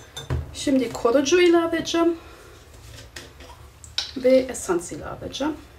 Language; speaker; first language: Turkish; non-native, fluent; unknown